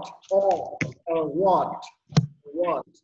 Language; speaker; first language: English; non-native, learner; Vietnamese